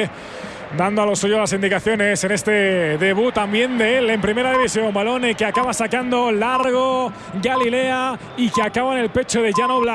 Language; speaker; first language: Spanish; native; Spanish